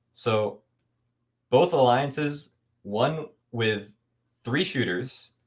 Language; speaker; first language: English; native; English